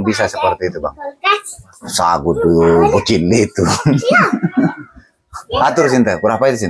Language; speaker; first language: Indonesian; native; Indonesian